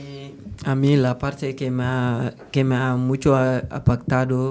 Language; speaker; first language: Spanish; non-native, learner; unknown